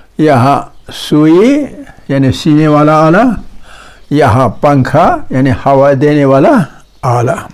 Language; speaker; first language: Urdu; native; Urdu